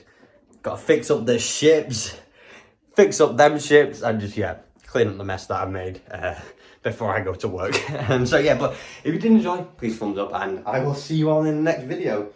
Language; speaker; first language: English; native; English